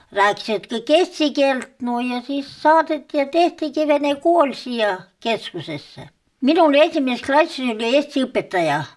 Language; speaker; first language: Estonian; early bilingual, heritage; Estonian